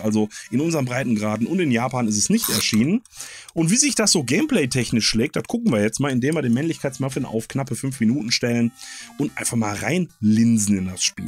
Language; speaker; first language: German; native; German